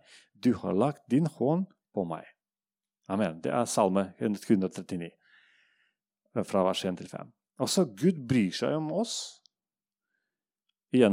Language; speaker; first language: Norwegian; non-native, fluent; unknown